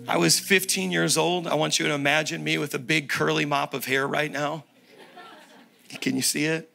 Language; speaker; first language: English; native; English